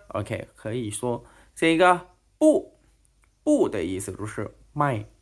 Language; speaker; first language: Chinese; non-native, fluent; Thai